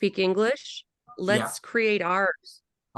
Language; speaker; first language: English; non-native, local second language; Korean